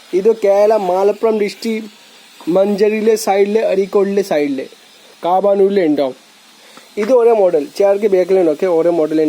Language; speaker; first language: Malayalam; non-native, learner; Hindi